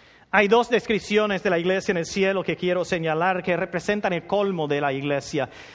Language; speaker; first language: Spanish; non-native, fluent; English